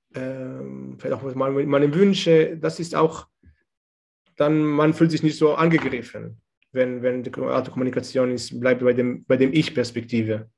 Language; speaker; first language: German; non-native, fluent; Hebrew